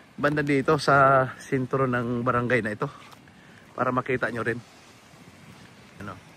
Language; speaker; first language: Filipino; native; Filipino